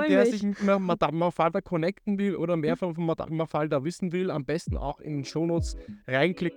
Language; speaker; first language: German; native; German